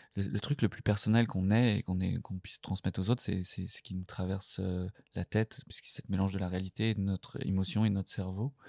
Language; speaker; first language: French; native; French